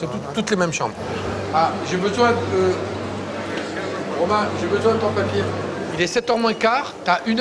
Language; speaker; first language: French; native; French